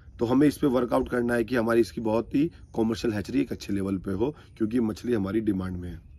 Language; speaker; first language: Hindi; native; Hindi